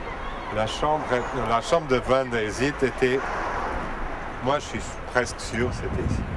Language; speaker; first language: French; non-native, fluent; Portuguese